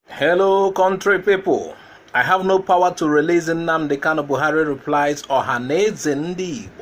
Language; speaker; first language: Nigerian Pidgin; non-native, local second language; Igbo